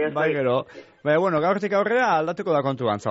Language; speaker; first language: Basque; native; Basque